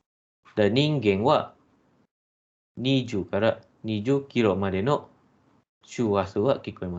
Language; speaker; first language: Japanese; non-native, fluent; Malay